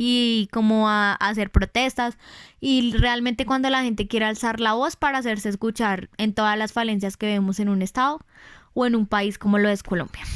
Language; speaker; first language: Spanish; native; Spanish